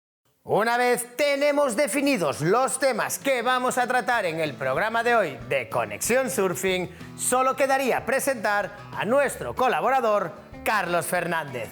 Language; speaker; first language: Spanish; native; Spanish